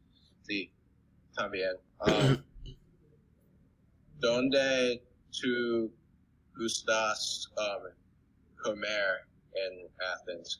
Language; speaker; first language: Spanish; non-native, learner; English